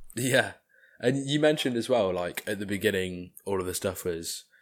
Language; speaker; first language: English; native; English